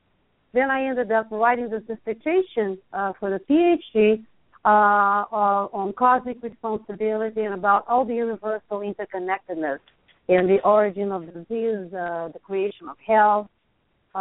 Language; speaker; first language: English; non-native, fluent; Portuguese